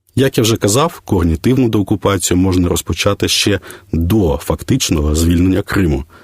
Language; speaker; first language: Ukrainian; native; Ukrainian